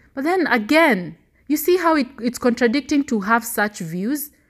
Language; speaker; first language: English; non-native, local second language; Swahili